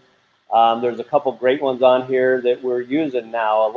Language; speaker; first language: English; native; English